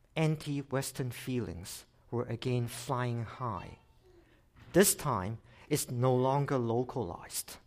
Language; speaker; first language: English; non-native, local second language; Cantonese